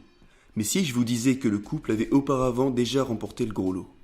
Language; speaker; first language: French; native; French